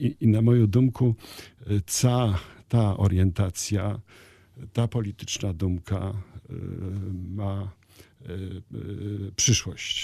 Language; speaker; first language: Ukrainian; non-native, learner; Polish